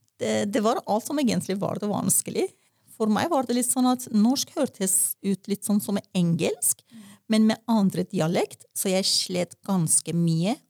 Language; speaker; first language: Norwegian; non-native, fluent; Persian